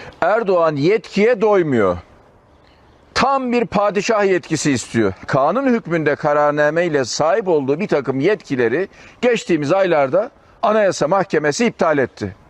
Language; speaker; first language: Turkish; native; Turkish